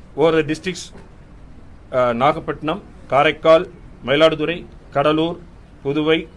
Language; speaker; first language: English; non-native, local second language; Tamil